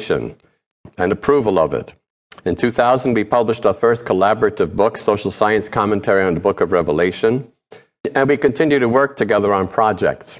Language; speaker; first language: English; early bilingual, other home language; Polish